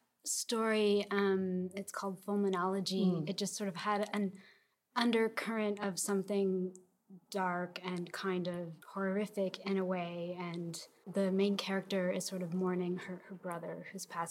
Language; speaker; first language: English; native; English